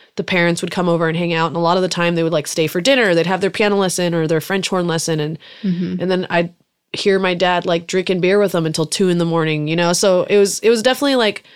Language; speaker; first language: English; early bilingual, other home language; German